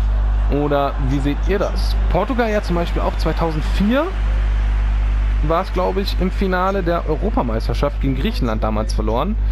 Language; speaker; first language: German; native; German